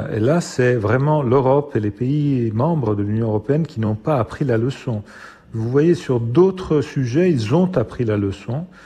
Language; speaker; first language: French; non-native, fluent; Italian